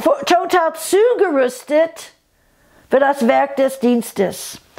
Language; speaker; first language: German; non-native, fluent; English